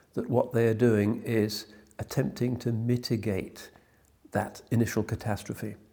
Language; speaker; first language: English; native; English